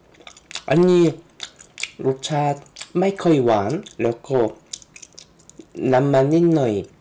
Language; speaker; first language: Thai; non-native, learner; Korean